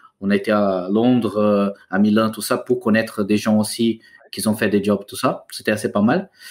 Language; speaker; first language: French; non-native, fluent; Portuguese